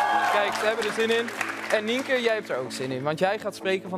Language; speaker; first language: Dutch; native; Dutch